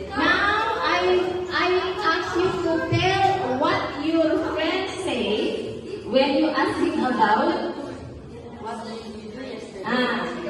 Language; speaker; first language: English; non-native, learner; Indonesian